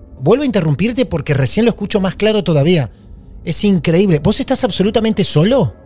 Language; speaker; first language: Spanish; native; Spanish